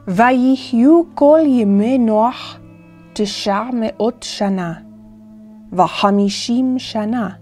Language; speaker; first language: Hebrew; non-native, fluent; English